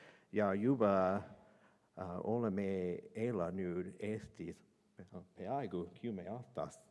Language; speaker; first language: Estonian; non-native, learner; English